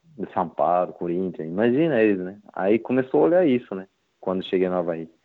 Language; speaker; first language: Portuguese; non-native, learner; Japanese